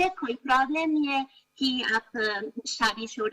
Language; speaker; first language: Hindi; non-native, learner; Italian